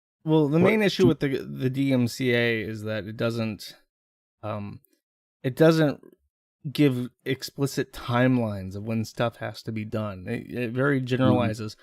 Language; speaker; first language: English; native; English